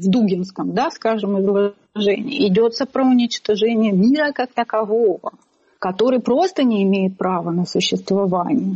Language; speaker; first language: Russian; native; Russian